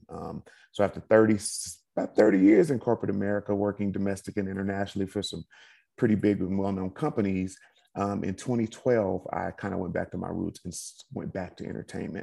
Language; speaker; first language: English; native; English